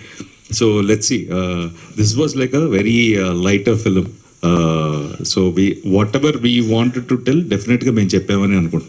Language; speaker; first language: Telugu; native; Telugu